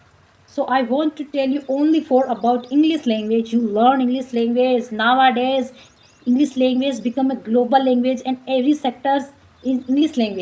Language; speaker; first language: English; non-native, learner; Marwari